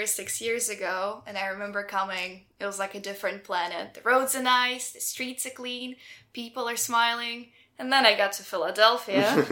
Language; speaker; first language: English; non-native, fluent; Russian